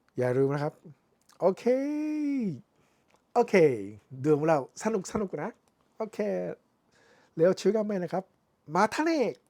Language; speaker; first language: Thai; non-native, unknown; Japanese